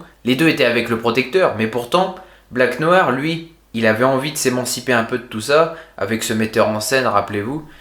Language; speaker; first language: French; native; French